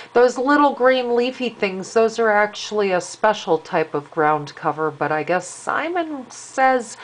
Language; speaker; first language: English; native; English